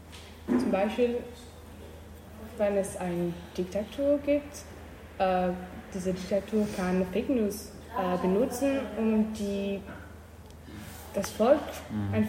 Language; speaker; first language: German; non-native, learner; French